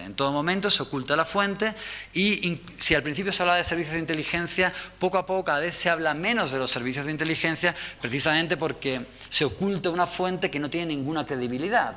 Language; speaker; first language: Spanish; native; Spanish